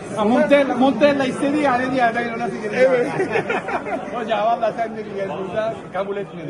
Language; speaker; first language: Turkish; non-native, fluent; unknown